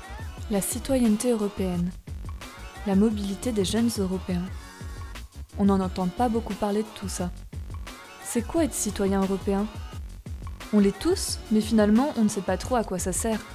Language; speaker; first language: French; native; French